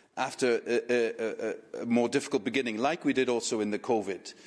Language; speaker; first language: English; non-native, fluent; Dutch